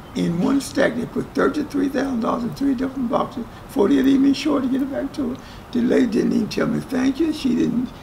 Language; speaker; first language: English; native; English